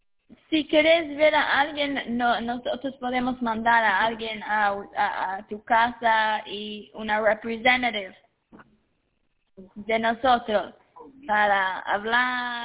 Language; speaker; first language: Spanish; early bilingual, heritage; Spanish